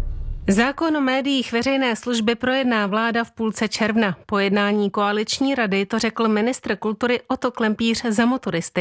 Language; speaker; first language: Czech; native; Czech